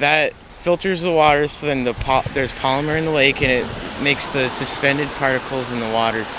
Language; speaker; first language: English; native; English